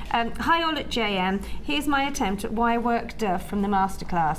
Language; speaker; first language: English; native; English